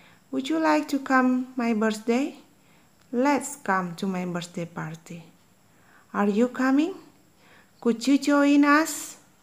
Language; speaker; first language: English; non-native, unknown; Indonesian